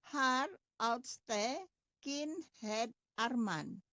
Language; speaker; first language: Dutch; non-native, fluent; Indonesian